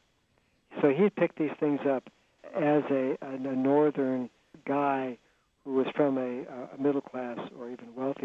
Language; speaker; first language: English; native; English